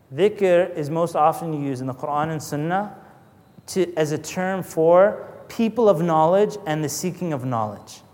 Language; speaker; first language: English; native; English